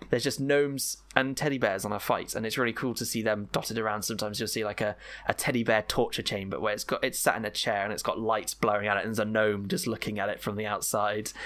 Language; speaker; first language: English; native; English